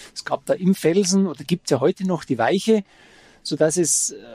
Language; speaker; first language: German; native; German